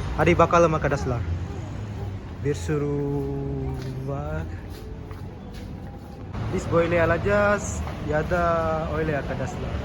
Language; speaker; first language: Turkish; non-native, learner; Indonesian